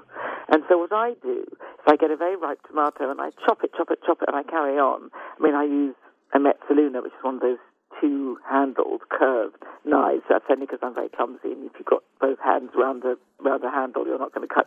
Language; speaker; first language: English; native; English